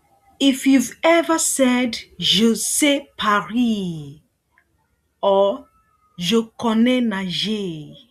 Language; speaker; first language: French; non-native, fluent; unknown